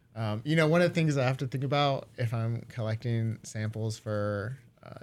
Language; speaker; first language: English; early bilingual, other home language; Japanese